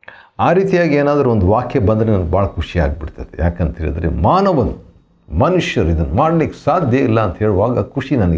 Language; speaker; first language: Kannada; native; Kannada